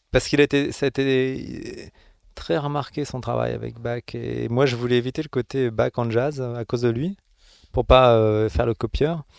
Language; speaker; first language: French; native; French